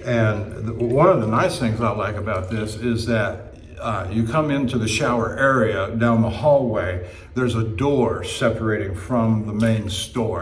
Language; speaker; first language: English; native; English